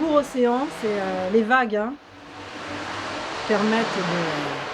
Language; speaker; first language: French; native; French